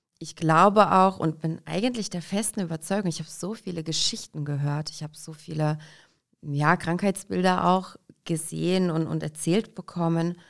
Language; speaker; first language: German; early bilingual, other home language; Russian